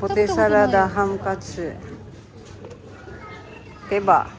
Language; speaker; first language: Japanese; non-native, learner; Filipino